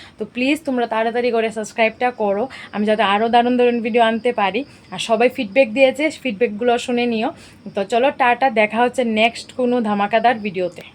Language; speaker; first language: Bangla; native; Bangla